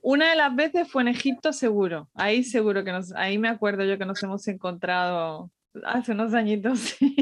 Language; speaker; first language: Spanish; native; Spanish